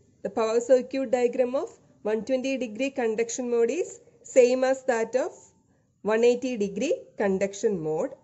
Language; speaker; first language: English; non-native, local second language; Malayalam